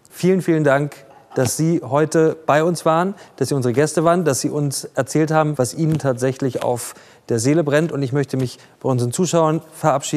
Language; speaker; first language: German; native; German